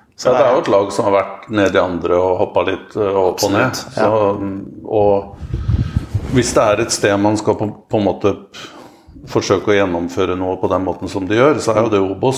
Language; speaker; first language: Norwegian; native; Norwegian